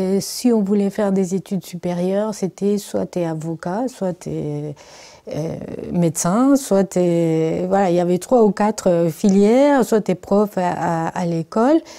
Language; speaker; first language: French; non-native, fluent; Spanish